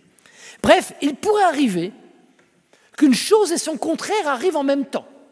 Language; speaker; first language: French; native; French